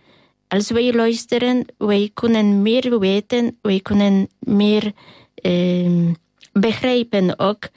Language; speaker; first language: Dutch; non-native, learner; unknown